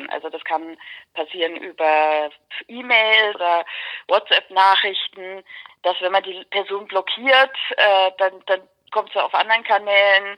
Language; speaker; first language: German; native; German